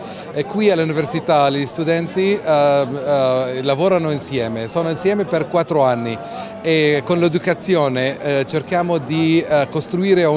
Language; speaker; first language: Italian; non-native, fluent; Arabic